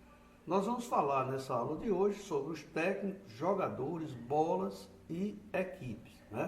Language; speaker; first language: Portuguese; native; Portuguese